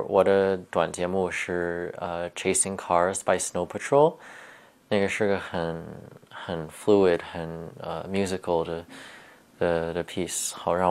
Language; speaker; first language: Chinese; early bilingual, heritage; Chinese